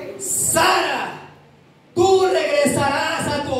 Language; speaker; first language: Spanish; native; Spanish